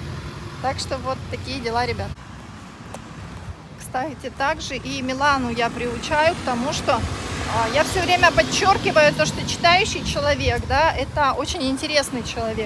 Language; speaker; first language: Russian; native; Russian